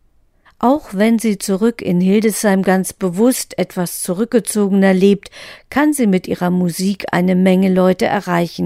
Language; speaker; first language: German; native; German